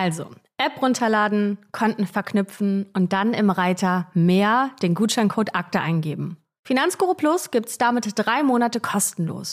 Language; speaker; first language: German; native; German